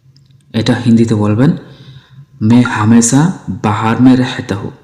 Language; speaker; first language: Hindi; non-native, fluent; Bangla